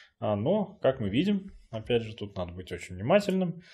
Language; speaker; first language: Russian; native; Russian